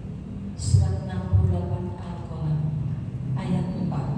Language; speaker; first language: Indonesian; native; Indonesian